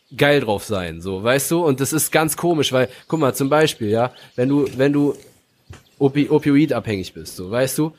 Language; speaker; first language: German; native; German